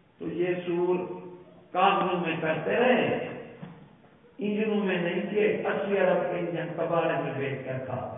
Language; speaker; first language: Urdu; non-native, local second language; Punjabi